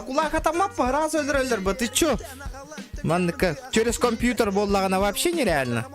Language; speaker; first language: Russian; non-native, local second language; Yakut